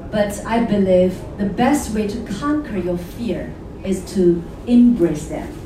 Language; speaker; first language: English; non-native, fluent; Chinese